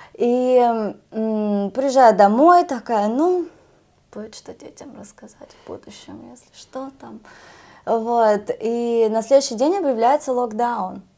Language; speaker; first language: Russian; native; Russian